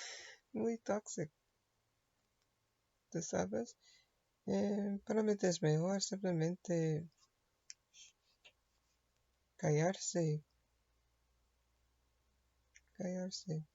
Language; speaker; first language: Spanish; non-native, learner; English